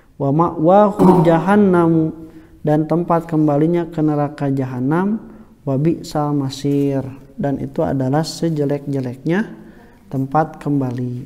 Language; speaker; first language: Indonesian; non-native, local second language; Sundanese